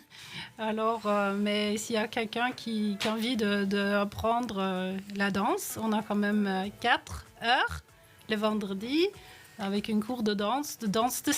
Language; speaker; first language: French; non-native, fluent; Norwegian